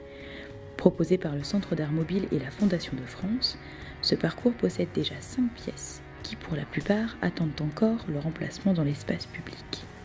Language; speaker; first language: French; native; French